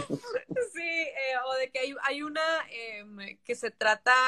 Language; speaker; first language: Spanish; native; Spanish